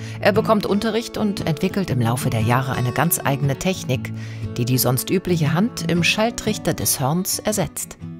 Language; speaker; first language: German; native; German